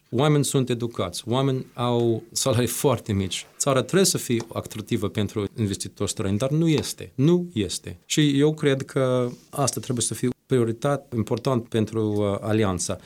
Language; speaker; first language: Romanian; non-native, fluent; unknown